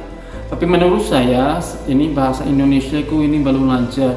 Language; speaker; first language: Indonesian; non-native, learner; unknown